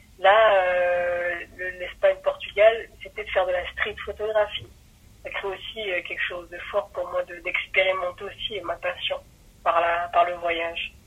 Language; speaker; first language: French; early bilingual, other home language; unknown